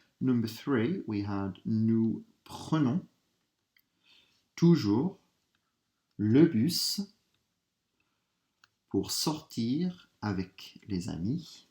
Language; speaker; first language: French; non-native, fluent; English